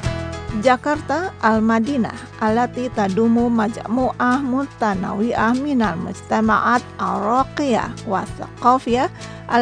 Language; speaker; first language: Arabic; non-native, fluent; Indonesian